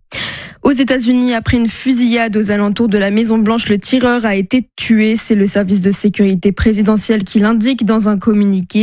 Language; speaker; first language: French; native; French